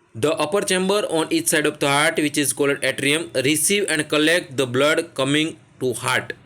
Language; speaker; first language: English; non-native, local second language; Gujarati